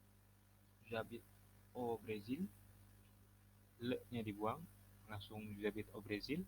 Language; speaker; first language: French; non-native, fluent; Indonesian